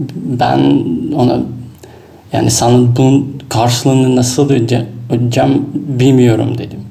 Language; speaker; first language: Turkish; non-native, fluent; Russian